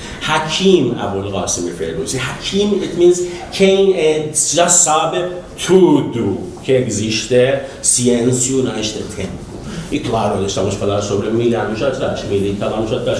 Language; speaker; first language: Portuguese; non-native, learner; Persian